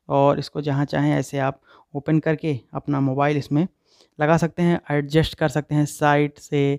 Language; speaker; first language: Hindi; native; Hindi